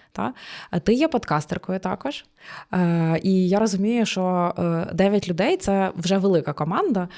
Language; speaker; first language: Ukrainian; native; Ukrainian